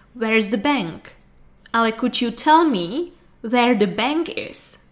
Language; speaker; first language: English; non-native, fluent; Czech